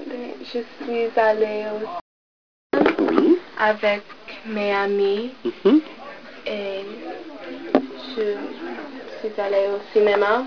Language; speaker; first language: French; non-native, learner; English